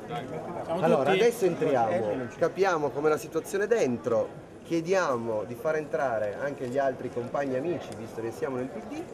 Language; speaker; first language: Italian; native; Italian